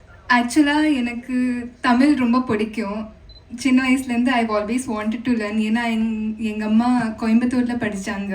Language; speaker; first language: Tamil; non-native, fluent; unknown